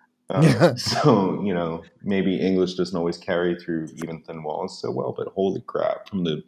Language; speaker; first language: English; native; English